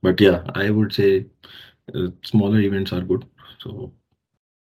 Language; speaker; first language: English; non-native, local second language; Hindi